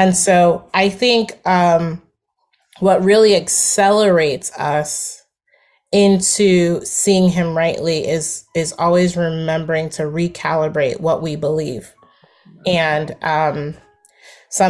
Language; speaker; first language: English; native; English